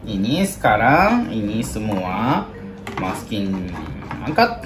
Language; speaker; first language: Indonesian; non-native, learner; Japanese